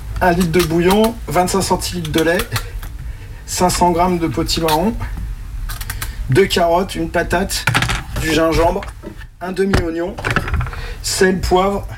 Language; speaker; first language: French; native; French